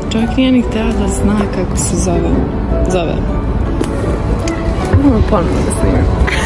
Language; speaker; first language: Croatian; non-native, fluent; Russian